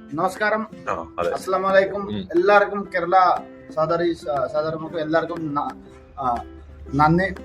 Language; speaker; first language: Malayalam; non-native, learner; Bangla